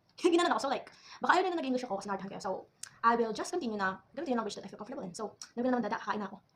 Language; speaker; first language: Filipino; native; Filipino